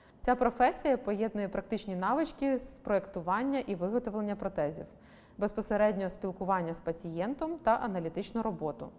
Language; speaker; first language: Ukrainian; native; Ukrainian